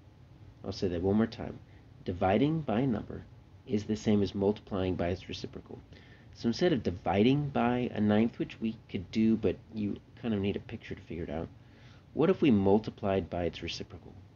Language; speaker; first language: English; native; English